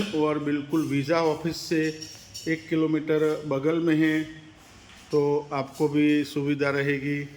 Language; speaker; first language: Hindi; non-native, local second language; Gujarati